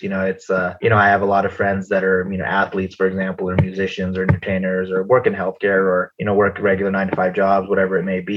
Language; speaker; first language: English; native; English